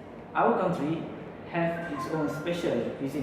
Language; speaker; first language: English; non-native, learner; Malay